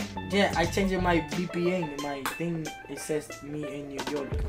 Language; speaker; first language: English; non-native, learner; Spanish